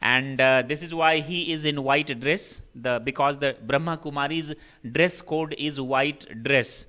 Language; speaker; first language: English; non-native, local second language; Hindi